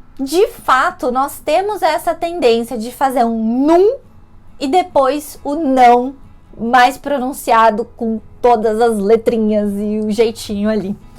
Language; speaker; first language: Portuguese; native; Portuguese